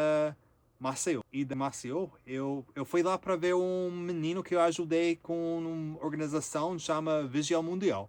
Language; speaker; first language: Portuguese; non-native, learner; English